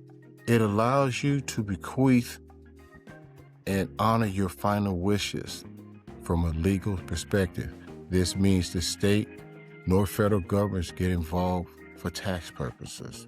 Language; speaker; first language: English; native; English